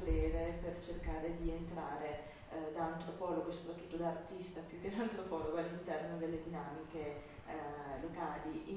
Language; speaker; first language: Italian; native; Italian